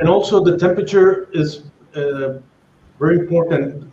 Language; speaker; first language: English; non-native, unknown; Spanish